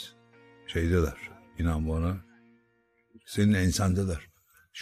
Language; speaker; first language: Turkish; native; Turkish